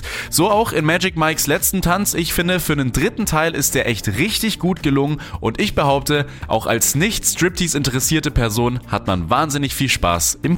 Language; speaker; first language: German; native; German